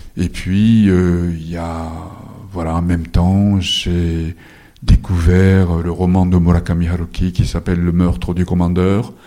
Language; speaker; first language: French; non-native, fluent; Japanese